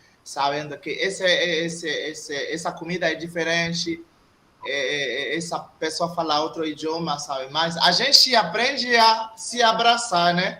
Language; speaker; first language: Portuguese; non-native, fluent; Haitian Creole